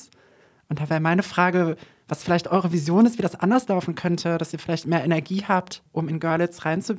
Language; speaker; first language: German; native; German